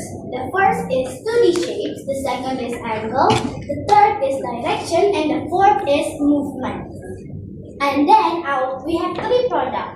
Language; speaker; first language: English; non-native, learner; Indonesian